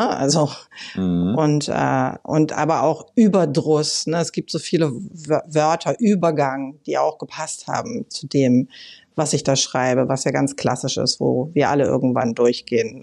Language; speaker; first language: German; native; German